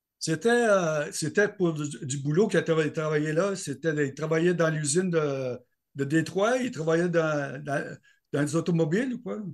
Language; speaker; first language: French; native; French